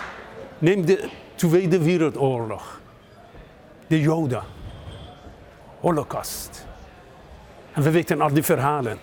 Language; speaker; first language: Dutch; non-native, fluent; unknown